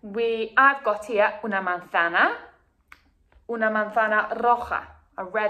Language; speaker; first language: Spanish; non-native, fluent; English